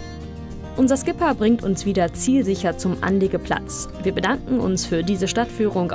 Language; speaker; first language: German; native; German